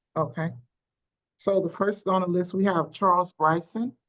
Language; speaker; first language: English; native; English